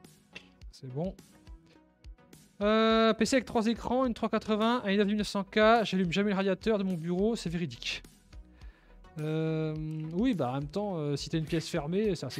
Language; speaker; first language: French; native; French